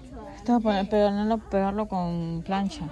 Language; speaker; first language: Spanish; native; Spanish